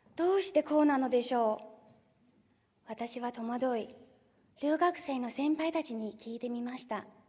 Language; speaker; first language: Japanese; non-native, fluent; Chinese